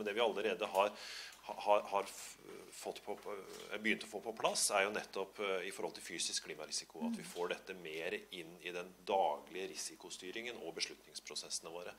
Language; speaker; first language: Norwegian; native; Norwegian